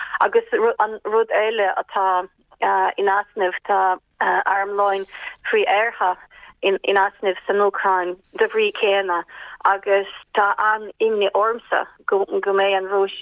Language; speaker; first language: Irish; non-native, fluent; Ukrainian